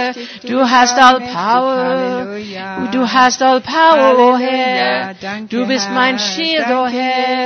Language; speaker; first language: German; non-native, fluent; English